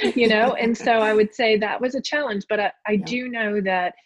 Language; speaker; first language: English; native; English